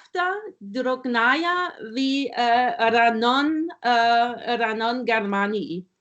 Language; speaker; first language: Russian; non-native, learner; German